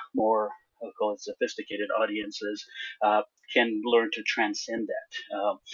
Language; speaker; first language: English; non-native, fluent; Hebrew